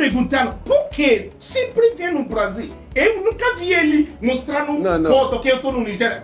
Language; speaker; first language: Portuguese; non-native, fluent; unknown